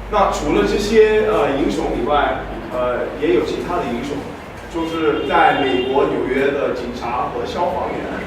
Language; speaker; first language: Chinese; non-native, fluent; English